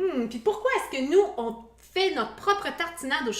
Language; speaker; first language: French; native; French